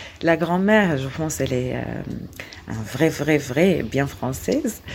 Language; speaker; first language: French; non-native, learner; Arabic